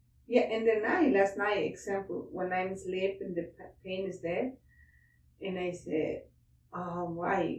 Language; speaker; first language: English; non-native, learner; Spanish